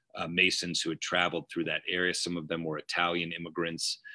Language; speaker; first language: English; native; English